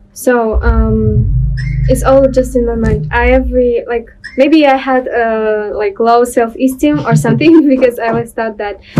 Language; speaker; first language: English; non-native, learner; Russian